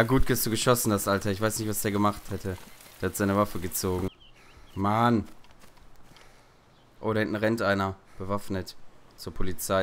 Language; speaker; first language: German; native; German